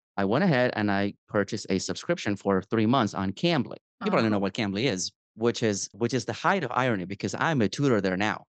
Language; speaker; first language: English; non-native, fluent; Spanish